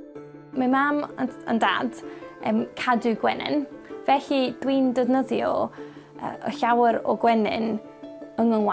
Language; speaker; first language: Welsh; non-native, learner; English